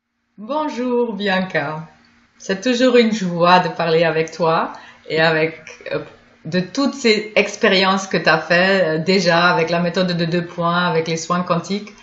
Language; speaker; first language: French; non-native, fluent; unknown